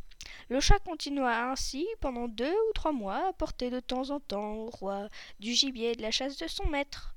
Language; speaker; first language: French; native; French